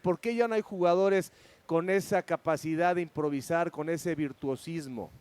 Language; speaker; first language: Spanish; native; Spanish